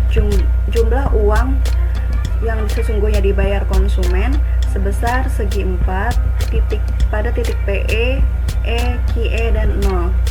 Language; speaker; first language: Indonesian; native; Indonesian